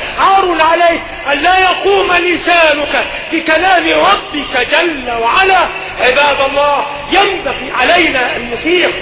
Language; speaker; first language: Arabic; native; Arabic